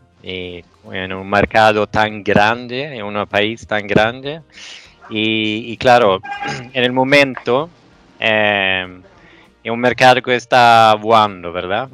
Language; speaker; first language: Portuguese; non-native, fluent; Swedish